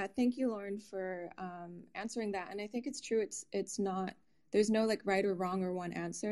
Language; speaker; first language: English; native; English